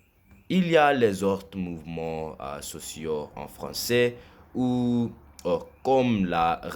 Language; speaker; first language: French; non-native, learner; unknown